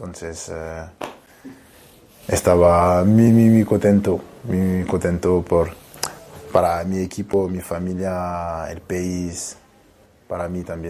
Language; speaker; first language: Spanish; non-native, fluent; French